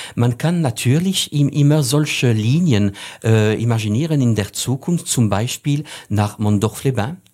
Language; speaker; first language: German; non-native, fluent; French